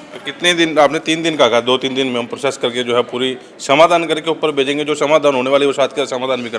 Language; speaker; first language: Hindi; native; Hindi